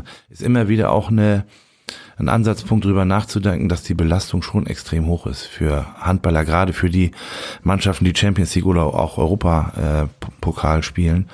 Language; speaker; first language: German; native; German